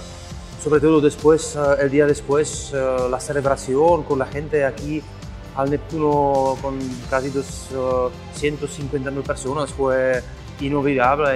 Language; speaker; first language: Spanish; non-native, fluent; Czech